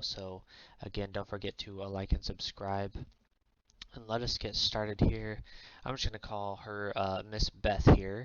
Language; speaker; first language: English; native; English